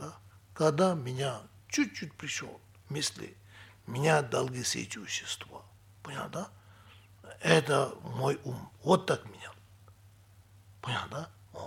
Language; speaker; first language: Russian; non-native, learner; Tibetan